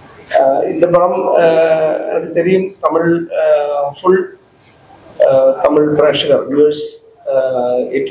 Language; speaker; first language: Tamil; non-native, local second language; Malayalam